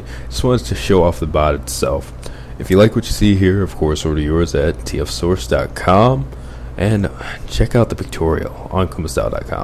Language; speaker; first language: English; native; English